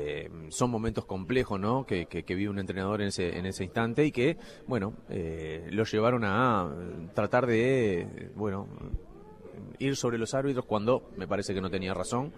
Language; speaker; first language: Spanish; native; Spanish